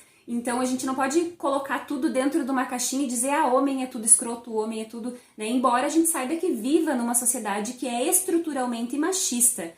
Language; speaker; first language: Portuguese; native; Portuguese